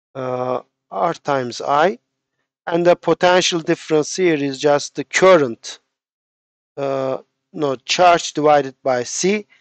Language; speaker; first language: English; non-native, fluent; Turkish